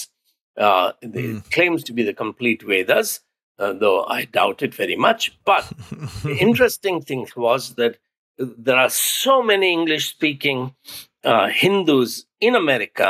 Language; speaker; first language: English; non-native, local second language; Hindi